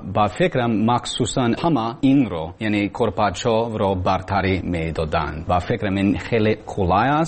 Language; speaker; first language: Persian; non-native, learner; English